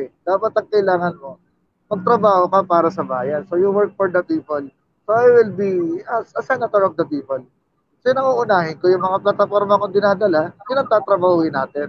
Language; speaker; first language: English; non-native, local second language; Filipino